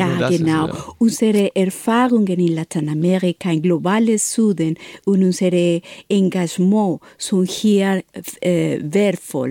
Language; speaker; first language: German; non-native, learner; Spanish